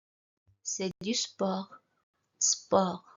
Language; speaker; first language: French; non-native, local second language; Arabic